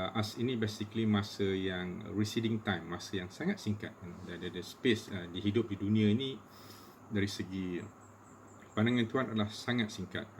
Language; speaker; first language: Malay; native; Malay